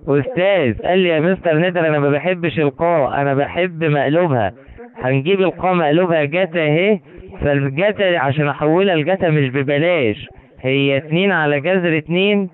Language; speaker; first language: Arabic; native; Arabic